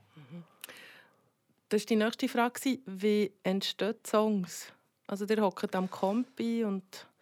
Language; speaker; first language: German; native; German